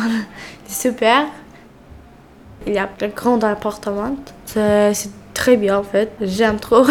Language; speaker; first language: French; non-native, learner; Albanian